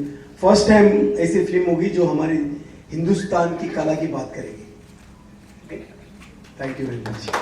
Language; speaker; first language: Hindi; native; Hindi